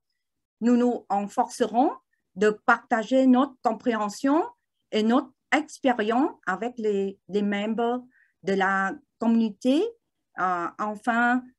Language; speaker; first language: French; non-native, learner; Vietnamese